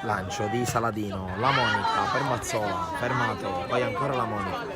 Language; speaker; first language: Italian; native; Italian